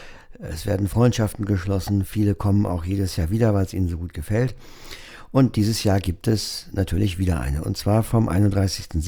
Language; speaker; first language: German; native; German